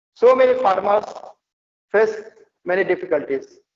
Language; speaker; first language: English; non-native, local second language; Marathi